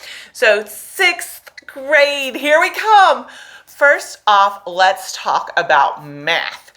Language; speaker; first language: English; native; English